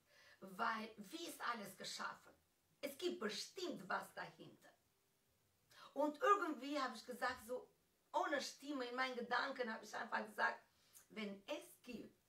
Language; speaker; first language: German; non-native, fluent; Albanian